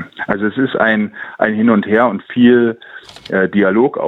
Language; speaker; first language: German; native; German